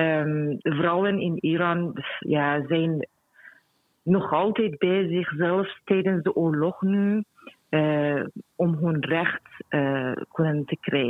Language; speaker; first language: Dutch; non-native, fluent; Persian